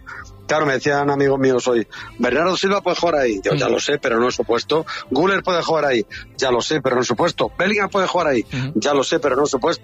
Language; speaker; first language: Spanish; native; Spanish